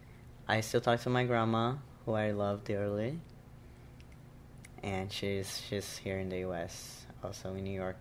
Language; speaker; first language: English; non-native, fluent; Portuguese